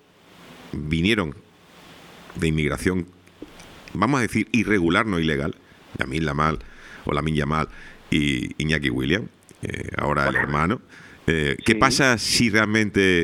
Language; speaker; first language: Spanish; native; Spanish